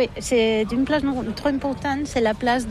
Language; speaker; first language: French; non-native, learner; Catalan